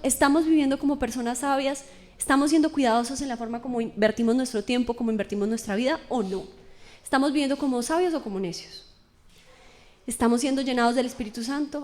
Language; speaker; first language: Spanish; native; Spanish